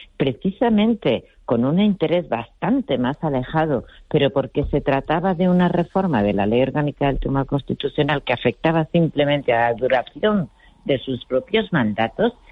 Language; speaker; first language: Spanish; native; Spanish